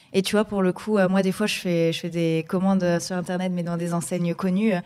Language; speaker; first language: French; native; French